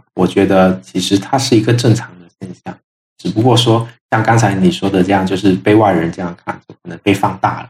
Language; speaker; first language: Chinese; non-native, local second language; Min Nan Chinese